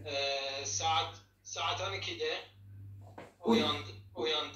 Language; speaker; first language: Turkish; non-native, learner; Arabic